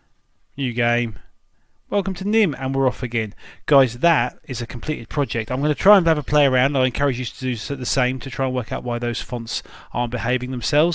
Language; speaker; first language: English; native; English